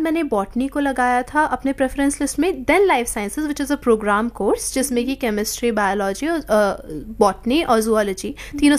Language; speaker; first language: Hindi; native; Hindi